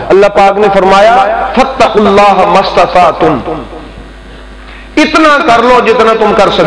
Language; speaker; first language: Hindi; non-native, local second language; Punjabi